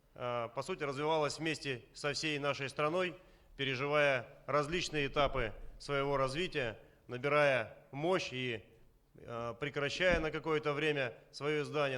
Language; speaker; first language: Russian; native; Russian